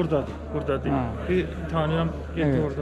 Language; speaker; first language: Turkish; non-native, learner; Persian